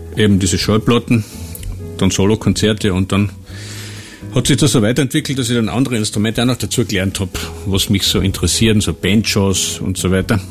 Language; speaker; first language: German; native; German